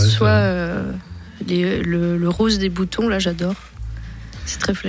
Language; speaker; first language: French; native; French